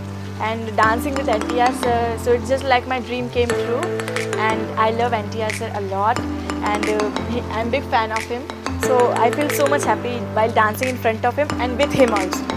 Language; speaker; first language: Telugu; non-native, local second language; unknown